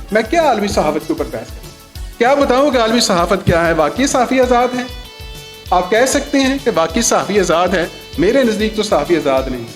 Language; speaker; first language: Urdu; non-native, local second language; Punjabi